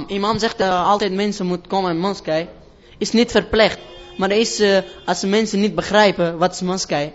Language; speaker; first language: Dutch; non-native, learner; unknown